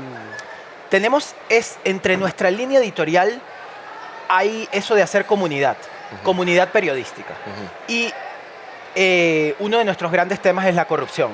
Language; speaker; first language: Spanish; native; Spanish